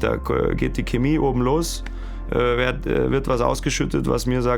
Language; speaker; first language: German; native; German